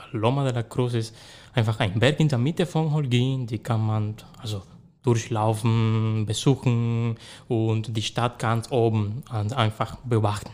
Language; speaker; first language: German; non-native, learner; Spanish